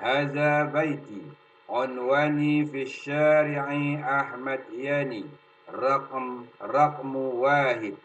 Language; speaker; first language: Arabic; non-native, fluent; Indonesian